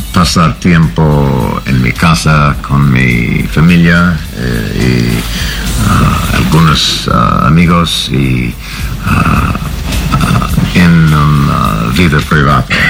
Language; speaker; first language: Spanish; non-native, learner; English